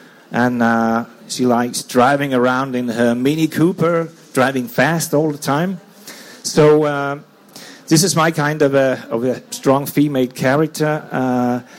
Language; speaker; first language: English; non-native, fluent; Danish